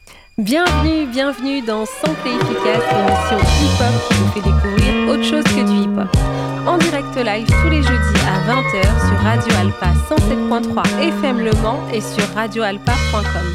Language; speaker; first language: French; native; French